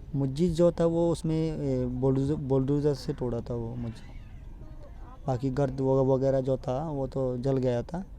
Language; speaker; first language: Hindi; non-native, fluent; Rohingya